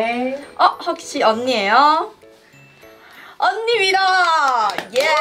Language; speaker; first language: Korean; non-native, learner; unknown